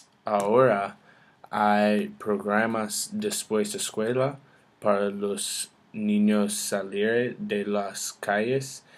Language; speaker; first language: Spanish; non-native, learner; English